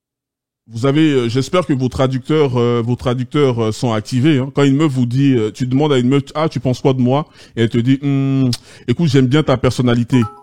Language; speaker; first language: French; native; French